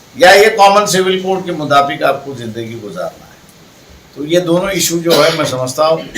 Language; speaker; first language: Hindi; non-native, local second language; Marathi